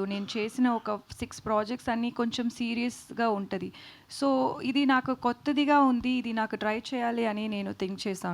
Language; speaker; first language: Telugu; non-native, learner; Tamil